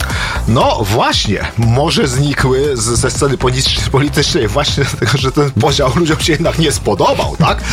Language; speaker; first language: Polish; native; Polish